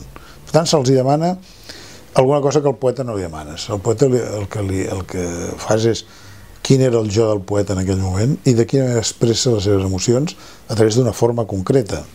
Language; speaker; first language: Catalan; non-native, local second language; Spanish